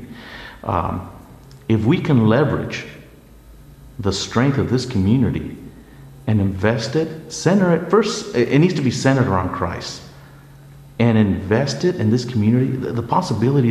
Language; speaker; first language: English; early bilingual, other home language; Spanish